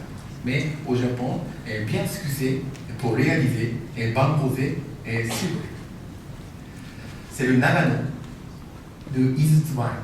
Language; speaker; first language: French; non-native, fluent; Japanese